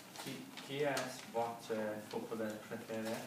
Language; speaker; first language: French; non-native, learner; English